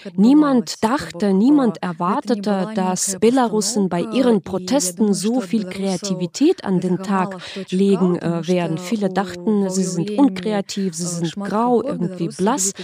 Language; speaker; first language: German; non-native, fluent; Belarusian